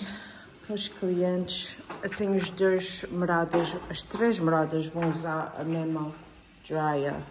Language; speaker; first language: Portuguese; early bilingual, heritage; Portuguese